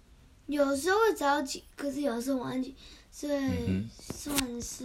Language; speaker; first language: Chinese; early bilingual, heritage; Chinese